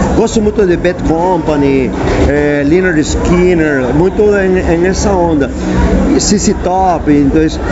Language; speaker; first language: Portuguese; non-native, fluent; Spanish